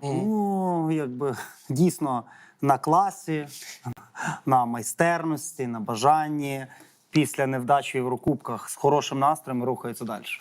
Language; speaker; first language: Ukrainian; native; Ukrainian